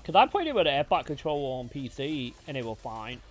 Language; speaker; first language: English; native; English